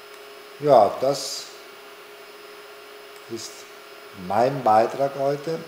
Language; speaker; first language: German; non-native, fluent; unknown